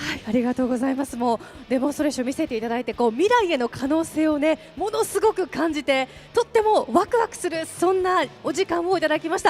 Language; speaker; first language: Japanese; native; Japanese